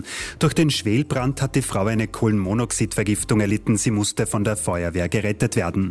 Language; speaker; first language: German; native; German